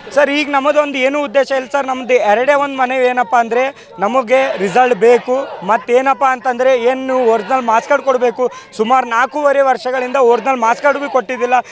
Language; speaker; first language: Kannada; native; Kannada